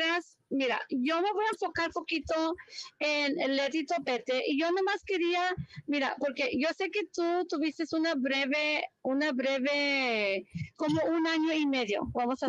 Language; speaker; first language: Spanish; early bilingual, heritage; Spanish